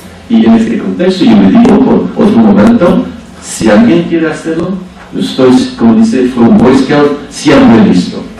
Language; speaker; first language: Spanish; non-native, fluent; French